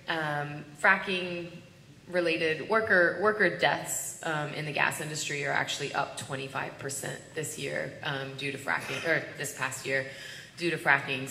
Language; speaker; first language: English; native; English